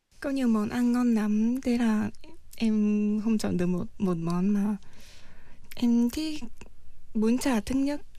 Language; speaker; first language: Vietnamese; early bilingual, heritage; Vietnamese